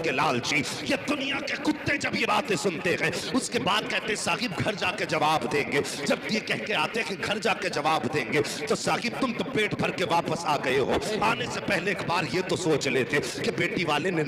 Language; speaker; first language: Urdu; native; Urdu